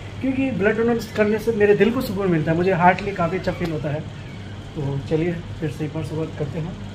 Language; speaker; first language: Hindi; non-native, local second language; Gujarati